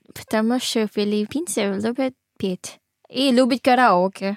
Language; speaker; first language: Russian; non-native, learner; Filipino